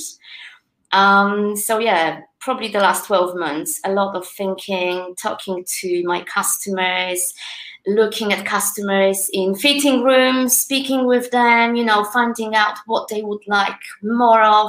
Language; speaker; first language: English; non-native, fluent; Polish